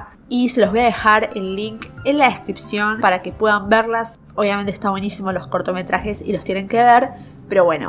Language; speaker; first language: Spanish; native; Spanish